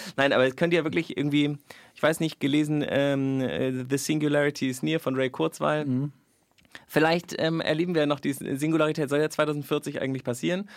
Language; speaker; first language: German; native; German